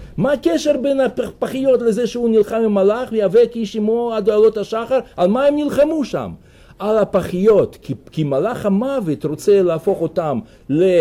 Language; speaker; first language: Hebrew; non-native, fluent; Russian